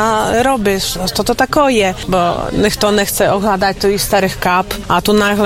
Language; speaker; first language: Polish; non-native, local second language; Ukrainian